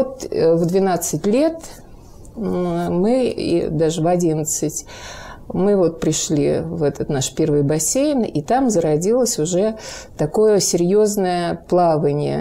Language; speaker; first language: Russian; native; Russian